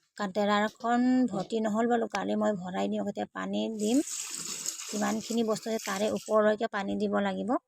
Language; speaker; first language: Assamese; non-native, local second language; Manipuri